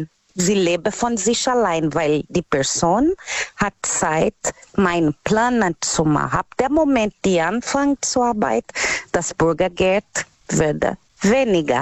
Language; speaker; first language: German; non-native, learner; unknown